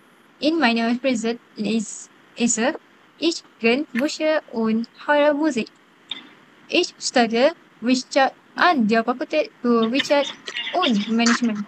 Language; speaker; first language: German; non-native, learner; Malay